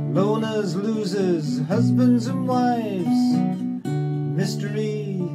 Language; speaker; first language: English; native; English